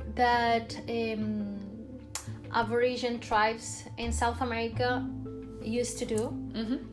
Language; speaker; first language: English; non-native, fluent; Spanish